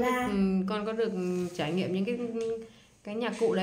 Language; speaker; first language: Vietnamese; native; Vietnamese